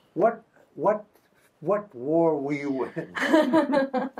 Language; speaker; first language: English; native; English